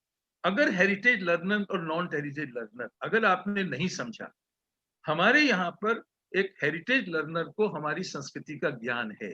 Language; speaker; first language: Hindi; native; Hindi